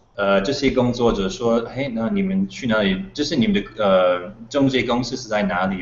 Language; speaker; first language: Chinese; non-native, fluent; English